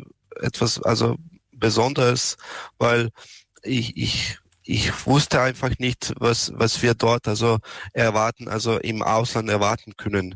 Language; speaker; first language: German; non-native, learner; Serbian